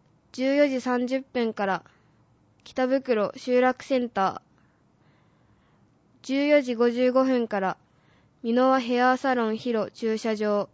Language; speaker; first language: Japanese; native; Japanese